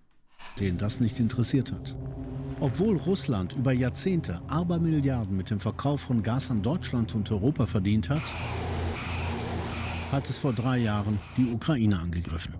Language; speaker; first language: German; native; German